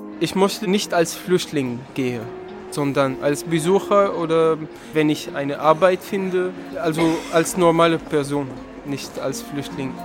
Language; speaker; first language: German; non-native, learner; Arabic